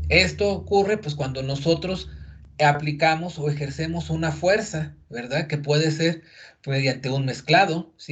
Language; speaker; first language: Spanish; native; Spanish